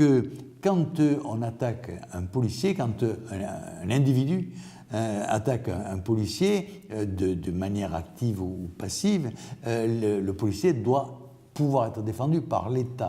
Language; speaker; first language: French; native; French